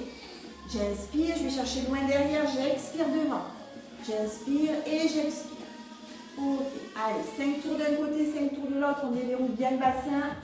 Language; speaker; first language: French; native; French